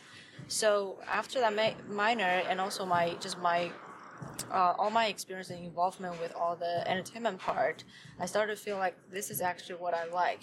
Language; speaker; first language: English; non-native, fluent; Chinese